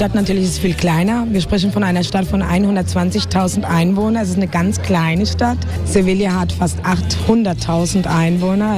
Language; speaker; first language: German; non-native, fluent; Spanish